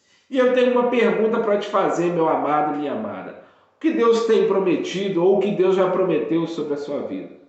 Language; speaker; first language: Portuguese; native; Portuguese